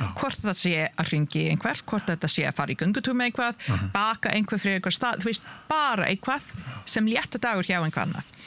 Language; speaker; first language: Icelandic; non-native, fluent; English